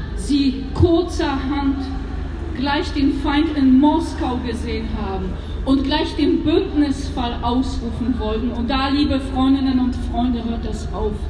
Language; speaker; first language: German; early bilingual, other home language; Polish